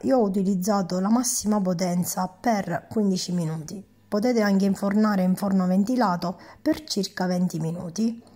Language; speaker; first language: Italian; native; Italian